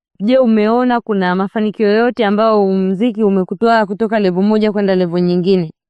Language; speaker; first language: Swahili; native; Swahili